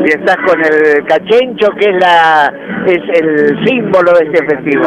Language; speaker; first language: Spanish; native; Spanish